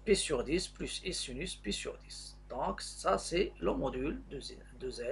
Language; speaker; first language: French; non-native, local second language; Arabic